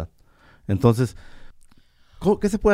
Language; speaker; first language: Spanish; native; Spanish